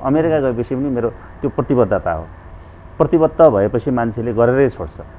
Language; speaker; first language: Nepali; native; Nepali